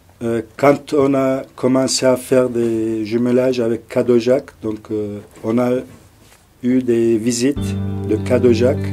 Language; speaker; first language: French; non-native, fluent; Turkish